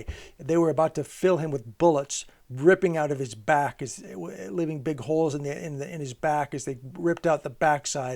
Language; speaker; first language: English; native; English